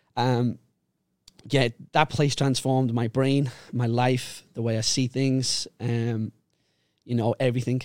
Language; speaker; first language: English; native; English